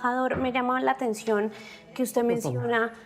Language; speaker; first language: Spanish; native; Spanish